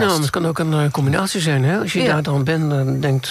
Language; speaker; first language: Dutch; native; Dutch